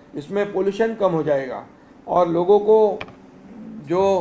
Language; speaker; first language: Hindi; non-native, local second language; Marathi